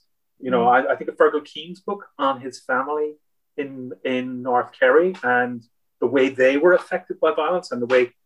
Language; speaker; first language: English; native; English